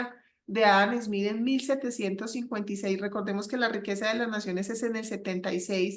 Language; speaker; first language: Spanish; native; Spanish